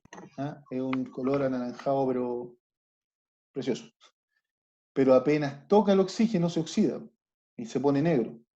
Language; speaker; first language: Spanish; native; Spanish